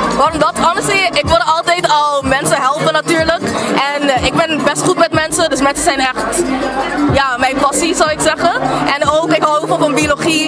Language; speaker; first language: Dutch; non-native, local second language; Papiamento